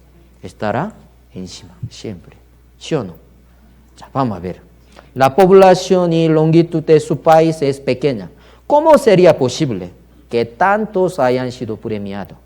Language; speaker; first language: Spanish; non-native, learner; Korean